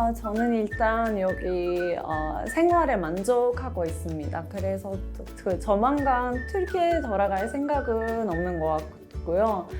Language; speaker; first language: Korean; non-native, fluent; Turkish